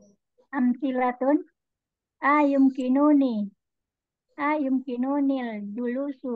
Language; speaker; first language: Arabic; non-native, learner; Indonesian